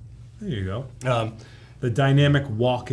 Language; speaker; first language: English; native; English